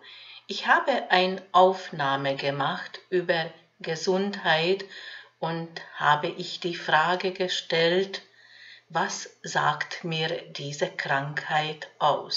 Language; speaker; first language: German; non-native, fluent; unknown